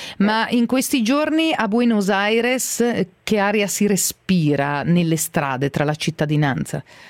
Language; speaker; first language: Italian; native; Italian